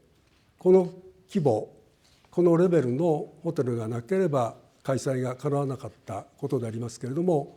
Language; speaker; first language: Japanese; native; Japanese